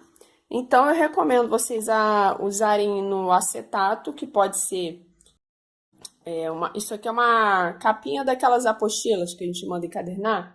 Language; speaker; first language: Portuguese; native; Portuguese